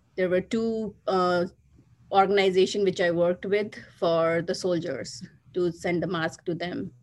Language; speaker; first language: English; non-native, local second language; Hindi